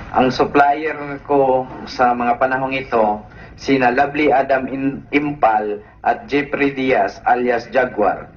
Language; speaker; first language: Filipino; non-native, local second language; Cebuano